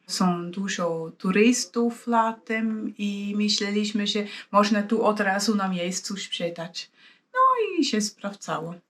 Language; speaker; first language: Polish; non-native, fluent; Swiss German